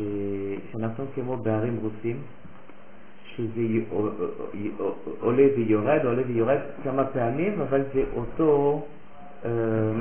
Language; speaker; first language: Hebrew; non-native, fluent; French